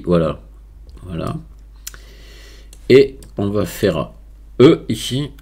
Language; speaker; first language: French; native; French